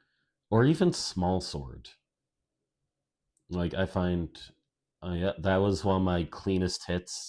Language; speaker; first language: English; native; English